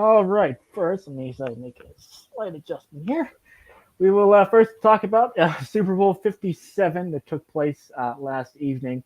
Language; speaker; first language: English; native; English